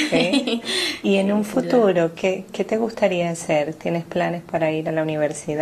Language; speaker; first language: Spanish; non-native, fluent; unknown